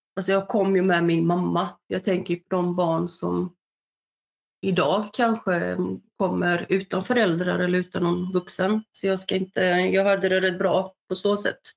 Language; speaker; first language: Swedish; early bilingual, other home language; Bosnian